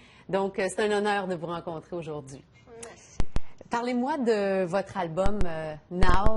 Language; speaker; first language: French; native; French